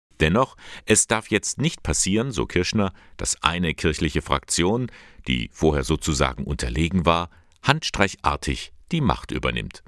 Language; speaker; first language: German; native; German